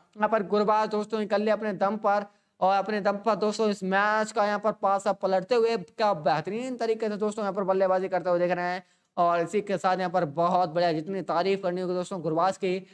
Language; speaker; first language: Hindi; native; Hindi